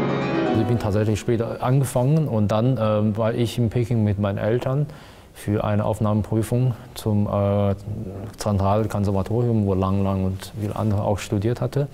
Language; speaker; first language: German; non-native, fluent; Chinese